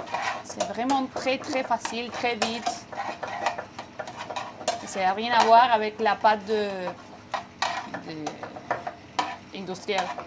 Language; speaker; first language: French; non-native, fluent; Spanish